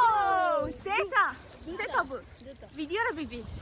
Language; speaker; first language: Persian; native; Persian